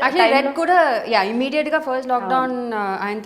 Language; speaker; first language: Telugu; non-native, learner; Tamil